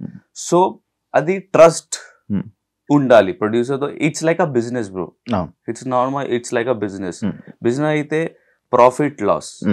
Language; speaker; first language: Telugu; non-native, local second language; Hindi